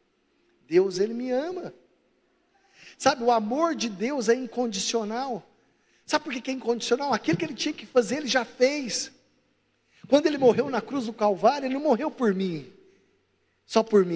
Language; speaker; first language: Portuguese; native; Portuguese